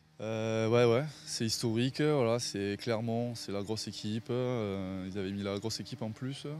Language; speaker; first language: French; native; French